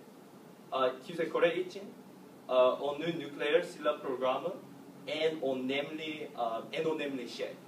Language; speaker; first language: Turkish; non-native, learner; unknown